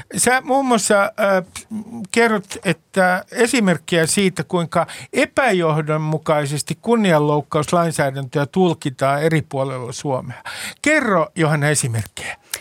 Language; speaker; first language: Finnish; native; Finnish